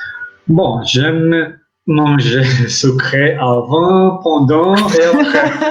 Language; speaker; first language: French; non-native, learner; Portuguese